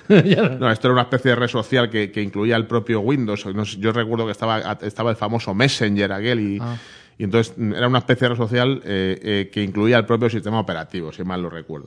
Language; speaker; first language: Spanish; native; Spanish